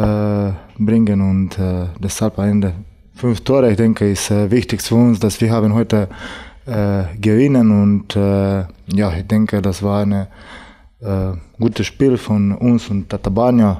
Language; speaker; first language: German; non-native, learner; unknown